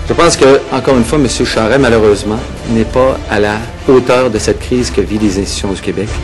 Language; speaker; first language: French; native; French